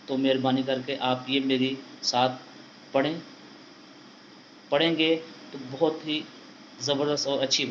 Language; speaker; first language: Hindi; non-native, local second language; Punjabi